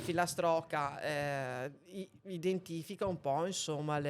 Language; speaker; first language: Italian; native; Italian